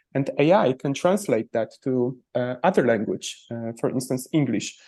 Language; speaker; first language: English; non-native, fluent; Polish